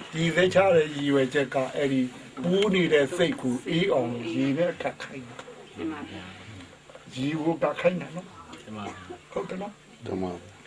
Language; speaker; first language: Burmese; native; Burmese